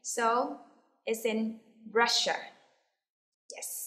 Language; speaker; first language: English; non-native, fluent; Vietnamese